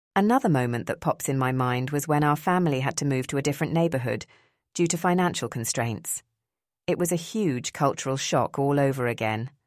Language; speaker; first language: English; early bilingual, other home language; Spanish